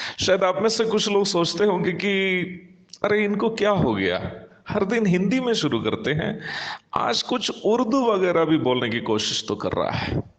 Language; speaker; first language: Hindi; non-native, local second language; Malayalam